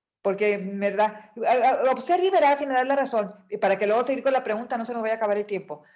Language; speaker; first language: Spanish; native; Spanish